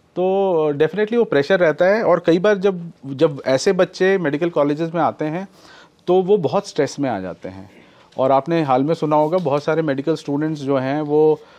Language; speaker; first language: Hindi; native; Hindi